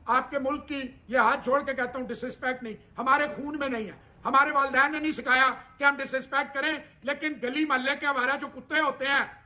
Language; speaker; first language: Urdu; native; Urdu